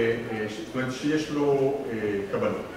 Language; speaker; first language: Hebrew; non-native, fluent; French